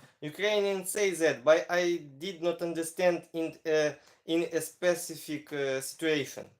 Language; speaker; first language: English; non-native, learner; Ukrainian